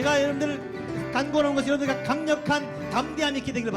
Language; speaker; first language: Korean; native; Korean